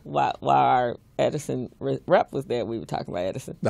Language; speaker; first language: English; native; English